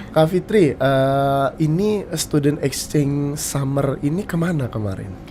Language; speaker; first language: Indonesian; native; Indonesian